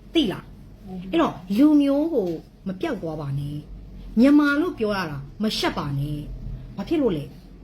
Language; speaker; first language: Burmese; non-native, local second language; S'gaw Karen